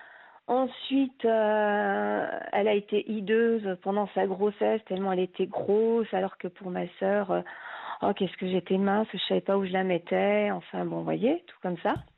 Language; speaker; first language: French; native; French